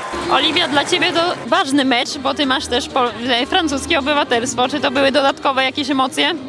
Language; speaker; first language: Polish; native; Polish